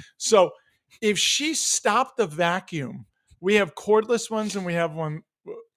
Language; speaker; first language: English; native; English